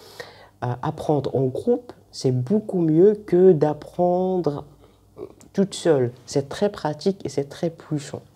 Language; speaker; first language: French; non-native, fluent; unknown